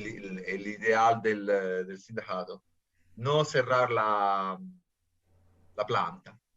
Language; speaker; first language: Spanish; non-native, fluent; Italian